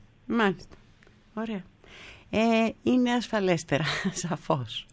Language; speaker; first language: Greek; native; Greek